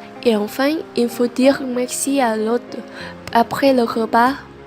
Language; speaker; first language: French; non-native, learner; Vietnamese